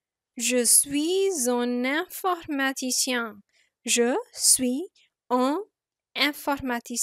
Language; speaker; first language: French; non-native, fluent; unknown